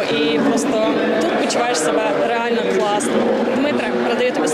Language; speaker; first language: Ukrainian; native; Ukrainian